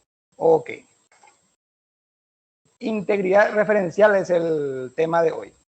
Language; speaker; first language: Spanish; native; Spanish